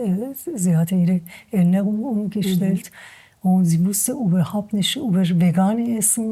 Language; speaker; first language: German; non-native, learner; Persian